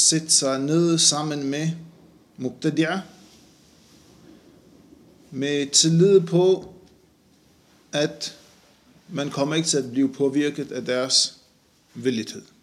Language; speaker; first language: Danish; non-native, fluent; Arabic